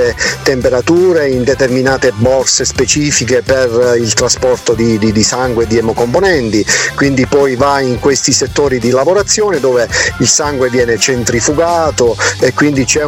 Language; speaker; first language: Italian; native; Italian